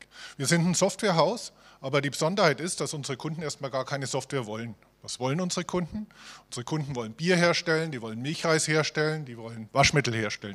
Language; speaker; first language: German; native; German